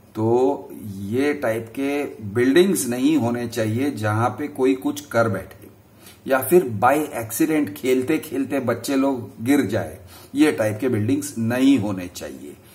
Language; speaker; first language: Hindi; non-native, local second language; Gujarati